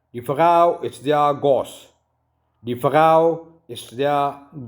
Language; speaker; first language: German; non-native, learner; Urdu